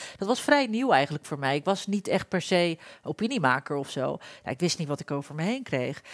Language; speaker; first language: Dutch; early bilingual, other home language; Turkish